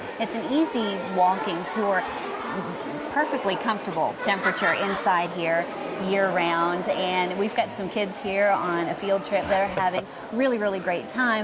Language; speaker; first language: English; native; English